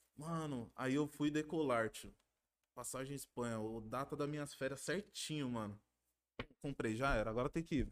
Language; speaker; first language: Portuguese; native; Portuguese